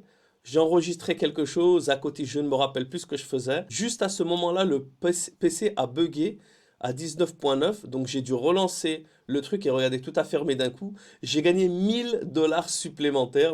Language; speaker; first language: French; native; French